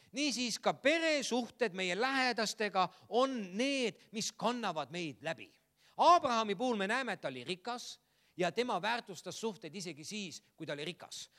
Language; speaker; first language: Estonian; native; Estonian